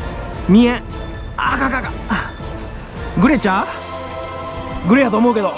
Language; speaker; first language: Japanese; native; Japanese